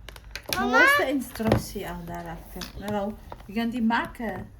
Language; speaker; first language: Dutch; non-native, learner; Filipino